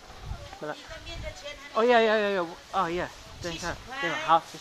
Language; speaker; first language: Chinese; non-native, learner; English